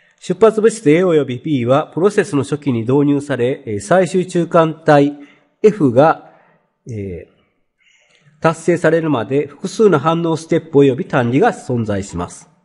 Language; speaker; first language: Japanese; native; Japanese